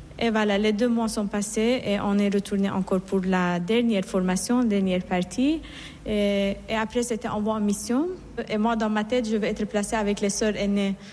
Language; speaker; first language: French; non-native, fluent; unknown